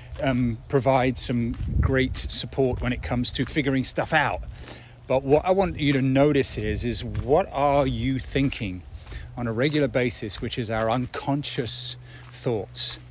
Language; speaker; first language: English; native; English